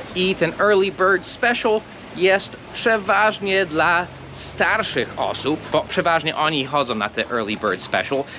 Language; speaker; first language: Polish; non-native, fluent; English